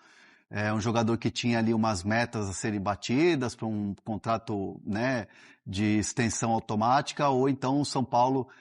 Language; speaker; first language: Portuguese; native; Portuguese